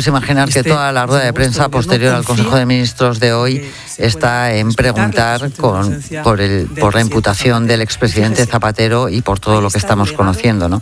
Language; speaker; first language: Spanish; native; Spanish